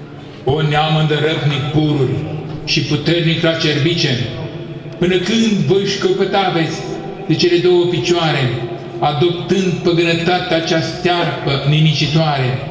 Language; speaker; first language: Romanian; native; Romanian